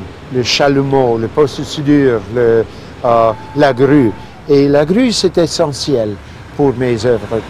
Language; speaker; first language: French; non-native, fluent; English